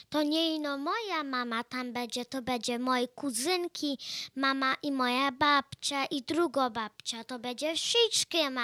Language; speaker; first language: Polish; early bilingual, heritage; Polish